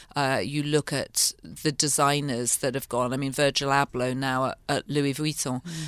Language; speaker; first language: English; native; English